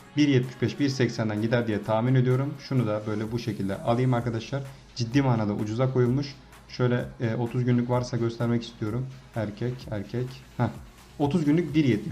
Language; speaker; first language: Turkish; native; Turkish